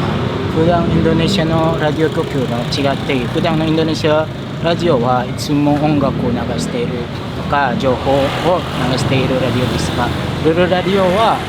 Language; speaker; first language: Japanese; non-native, fluent; Indonesian